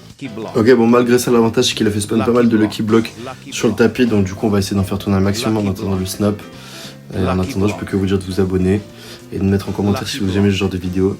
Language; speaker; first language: French; native; French